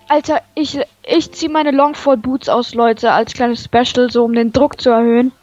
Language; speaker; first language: German; native; German